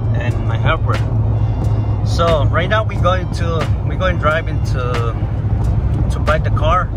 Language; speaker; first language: English; non-native, learner; Spanish